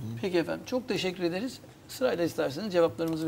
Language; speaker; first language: Turkish; native; Turkish